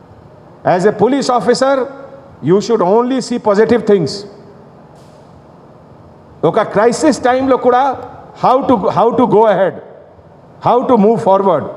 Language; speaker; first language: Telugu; non-native, fluent; Hindi